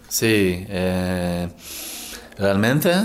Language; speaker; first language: Spanish; non-native, learner; Hebrew